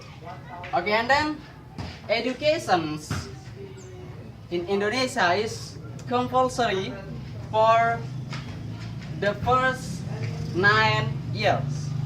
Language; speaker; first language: English; non-native, learner; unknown